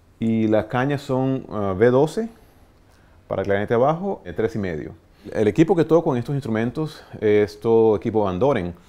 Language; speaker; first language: Spanish; native; Spanish